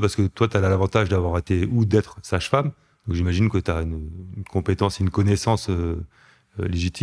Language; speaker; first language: French; native; French